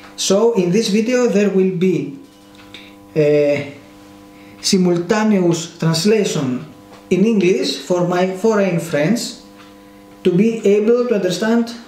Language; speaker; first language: English; non-native, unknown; Greek